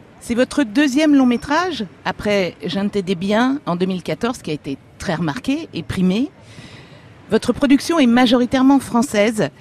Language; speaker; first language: French; native; French